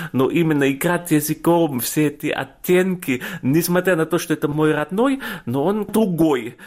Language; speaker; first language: Russian; non-native, fluent; German